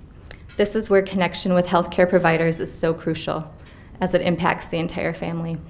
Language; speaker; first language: English; native; English